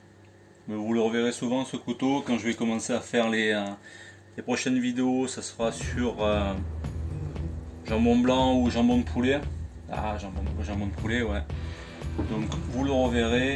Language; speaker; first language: French; native; French